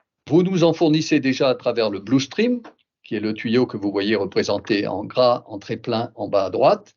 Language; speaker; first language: French; native; French